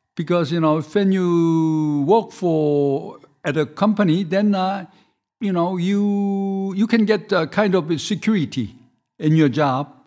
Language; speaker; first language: English; non-native, fluent; Korean